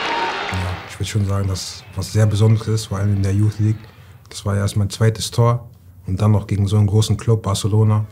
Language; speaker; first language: German; native; German